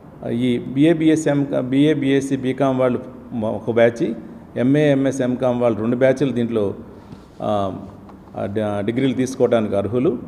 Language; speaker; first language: Telugu; native; Telugu